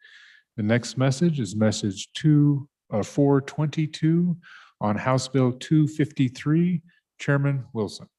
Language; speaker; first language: English; native; English